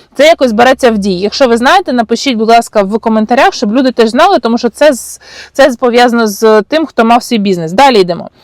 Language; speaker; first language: Ukrainian; non-native, local second language; Russian